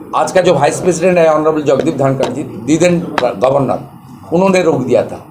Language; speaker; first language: Hindi; non-native, local second language; Bangla